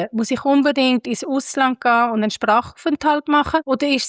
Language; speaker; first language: German; native; German